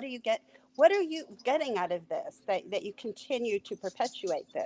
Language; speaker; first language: English; native; English